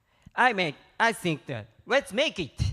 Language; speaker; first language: English; non-native, learner; Japanese